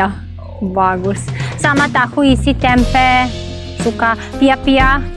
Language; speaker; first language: Indonesian; non-native, learner; Serbian